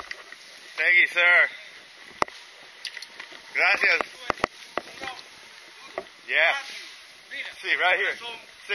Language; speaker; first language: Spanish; non-native, learner; English